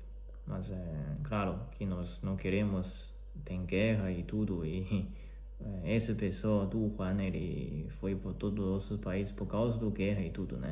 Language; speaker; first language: Portuguese; non-native, learner; Chinese